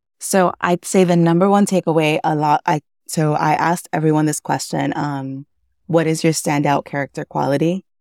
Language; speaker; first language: English; early bilingual, other home language; Spanish